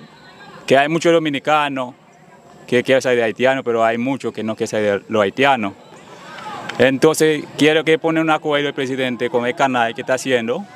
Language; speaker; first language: Spanish; non-native, fluent; Haitian Creole